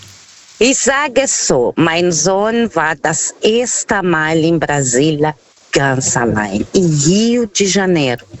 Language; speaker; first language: German; non-native, fluent; Portuguese